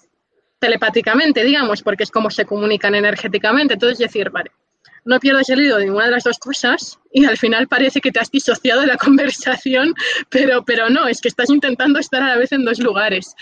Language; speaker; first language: Spanish; native; Spanish